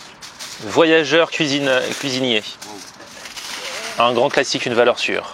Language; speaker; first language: French; native; French